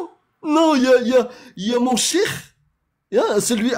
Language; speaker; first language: French; native; French